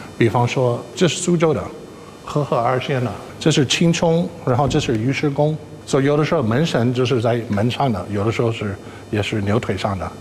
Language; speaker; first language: Chinese; non-native, fluent; English